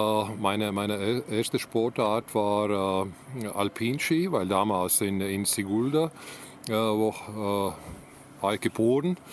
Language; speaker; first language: German; non-native, learner; Latvian